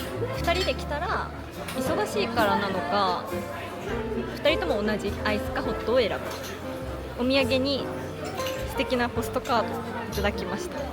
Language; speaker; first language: Japanese; native; Japanese